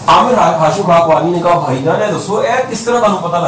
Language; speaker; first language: Hindi; non-native, local second language; Punjabi